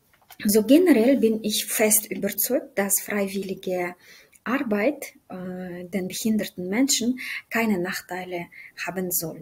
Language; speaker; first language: German; non-native, fluent; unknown